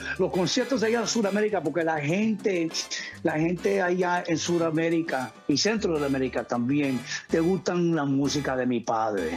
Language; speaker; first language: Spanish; early bilingual, heritage; English